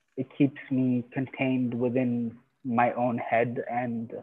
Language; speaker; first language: English; non-native, fluent; Persian